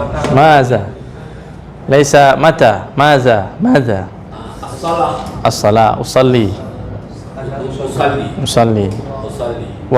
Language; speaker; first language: Arabic; non-native, fluent; Indonesian